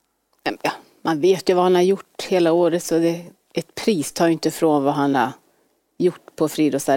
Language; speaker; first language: Swedish; native; Swedish